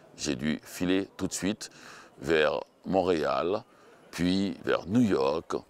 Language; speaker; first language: French; native; French